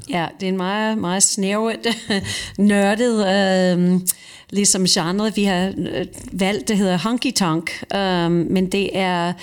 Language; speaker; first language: Danish; non-native, fluent; English